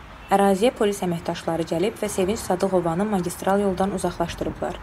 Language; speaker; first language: Azerbaijani; native; Azerbaijani